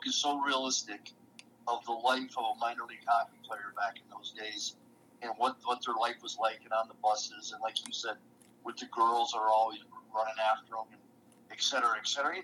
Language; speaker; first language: English; native; English